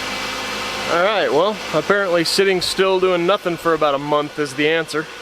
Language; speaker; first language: English; native; English